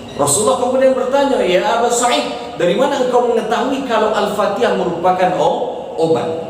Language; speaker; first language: Malay; non-native, local second language; Minangkabau